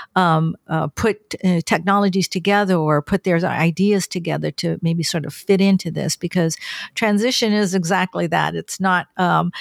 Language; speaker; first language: English; native; English